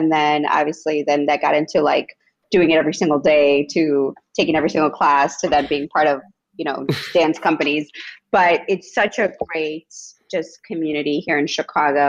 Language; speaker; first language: English; early bilingual, other home language; Spanish